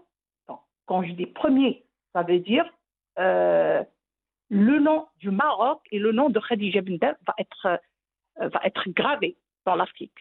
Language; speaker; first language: French; non-native, local second language; Arabic